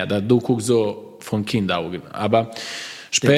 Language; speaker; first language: German; non-native, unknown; Croatian